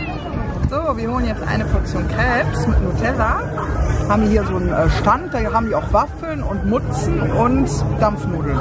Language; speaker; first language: German; native; German